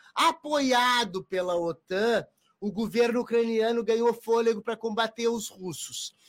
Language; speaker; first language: Portuguese; native; Portuguese